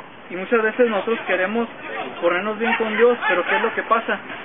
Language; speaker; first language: Spanish; early bilingual, heritage; Spanish